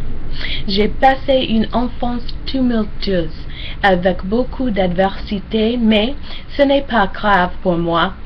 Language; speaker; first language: French; non-native, learner; English